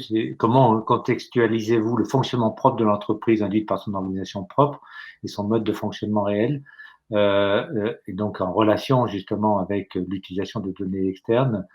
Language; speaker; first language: French; native; French